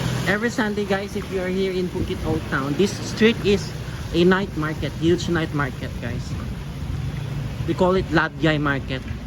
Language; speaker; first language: English; non-native, local second language; Filipino